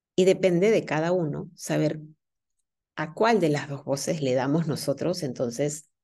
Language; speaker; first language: Spanish; native; Spanish